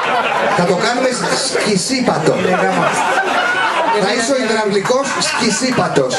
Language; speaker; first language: Greek; native; Greek